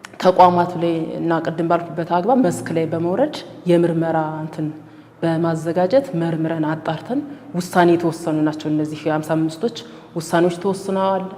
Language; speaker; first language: Amharic; native; Amharic